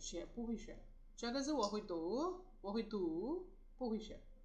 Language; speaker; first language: Chinese; non-native, learner; Tamil